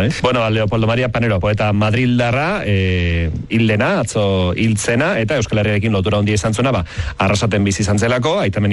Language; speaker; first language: Basque; native; Basque